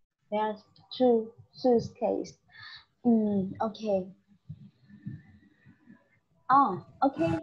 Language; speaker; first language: English; non-native, learner; Vietnamese